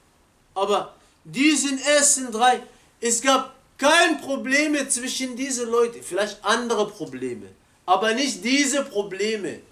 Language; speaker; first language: German; non-native, learner; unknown